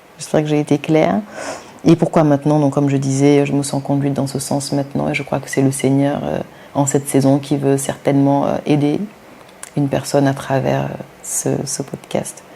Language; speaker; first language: French; non-native, local second language; Wolof